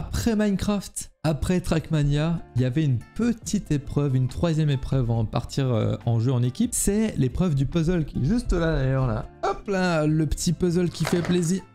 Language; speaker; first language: French; native; French